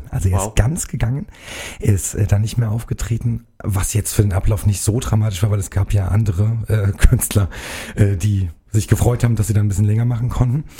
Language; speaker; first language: German; native; German